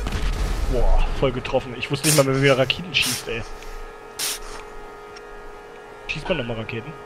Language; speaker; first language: German; native; German